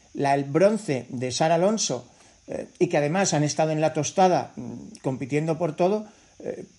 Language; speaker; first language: Spanish; native; Spanish